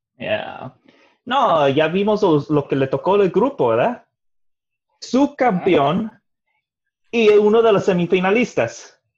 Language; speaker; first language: Spanish; early bilingual, heritage; Spanish